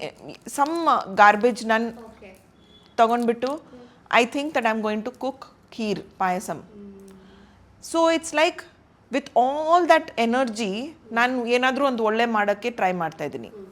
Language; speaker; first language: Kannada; non-native, local second language; Hindi